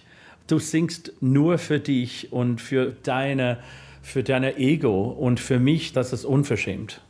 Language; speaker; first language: German; non-native, fluent; English